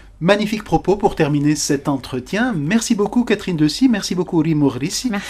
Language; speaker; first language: French; non-native, local second language; Arabic